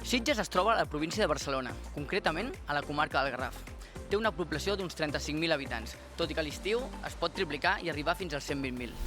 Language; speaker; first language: Catalan; native; Catalan